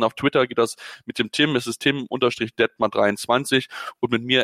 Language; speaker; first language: German; native; German